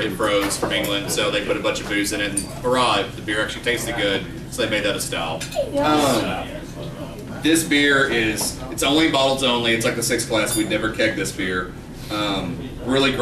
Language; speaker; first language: English; native; English